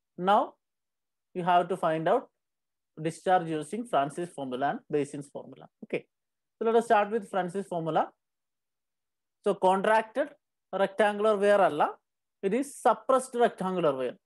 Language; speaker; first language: English; non-native, local second language; Malayalam